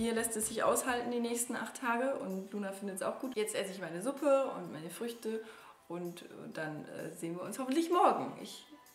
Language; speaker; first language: German; native; German